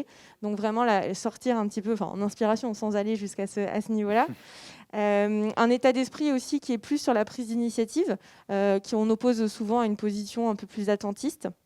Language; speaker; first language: French; native; French